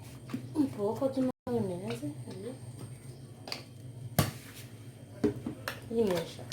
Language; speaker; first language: Portuguese; non-native, learner; Haitian Creole